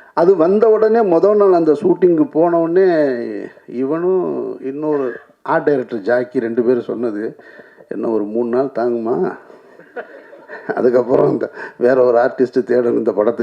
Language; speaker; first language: Tamil; native; Tamil